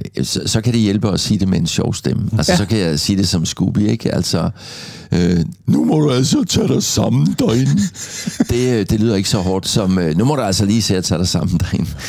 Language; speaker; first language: Danish; native; Danish